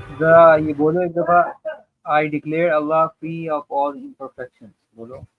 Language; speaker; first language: Urdu; native; Urdu